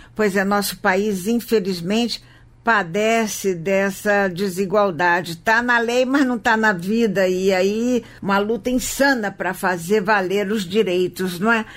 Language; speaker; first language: Portuguese; native; Portuguese